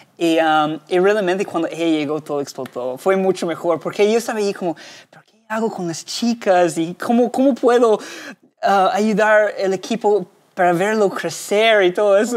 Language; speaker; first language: Spanish; non-native, fluent; English